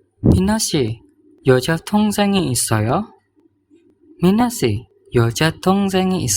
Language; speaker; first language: Korean; non-native, fluent; Indonesian